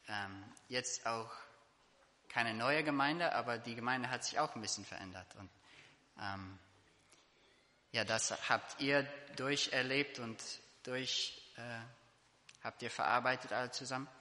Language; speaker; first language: German; non-native, fluent; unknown